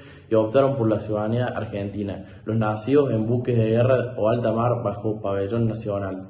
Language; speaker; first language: Spanish; native; Spanish